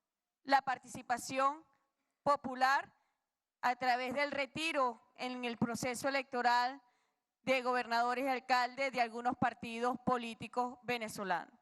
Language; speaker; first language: Spanish; native; Spanish